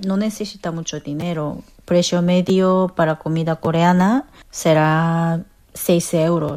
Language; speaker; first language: Spanish; non-native, learner; Korean